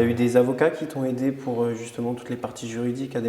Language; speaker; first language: French; native; French